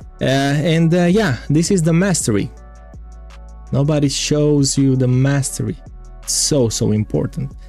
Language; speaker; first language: English; non-native, fluent; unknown